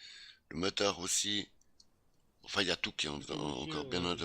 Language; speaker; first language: French; native; French